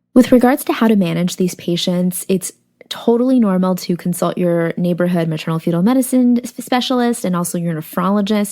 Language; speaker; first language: English; native; English